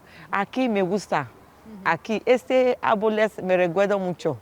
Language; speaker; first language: Spanish; non-native, learner; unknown